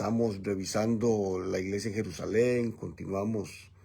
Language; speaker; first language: Spanish; native; Spanish